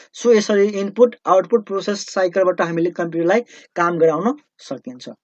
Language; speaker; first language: Nepali; native; Nepali